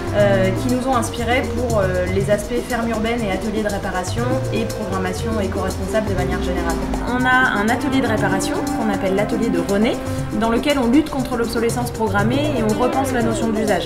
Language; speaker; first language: French; native; French